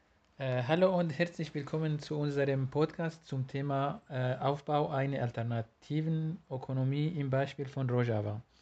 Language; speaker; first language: German; non-native, learner; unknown